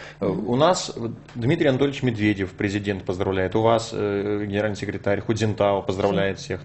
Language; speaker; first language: Russian; native; Russian